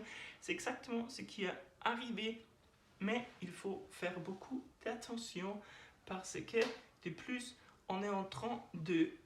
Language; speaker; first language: French; non-native, learner; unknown